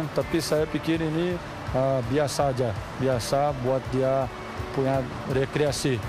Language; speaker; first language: Indonesian; non-native, fluent; Portuguese